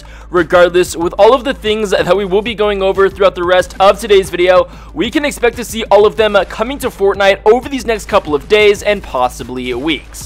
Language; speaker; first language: English; native; English